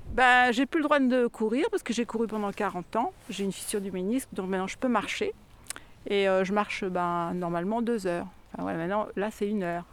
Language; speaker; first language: French; native; French